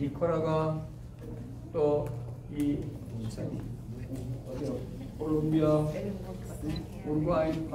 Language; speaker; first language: Spanish; non-native, learner; Korean